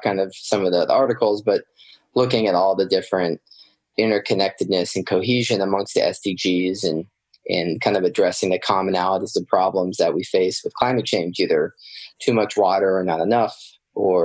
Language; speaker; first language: English; native; English